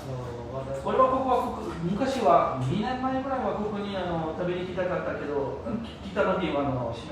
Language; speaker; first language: Japanese; non-native, learner; French